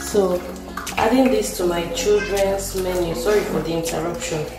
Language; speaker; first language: English; non-native, local second language; Igbo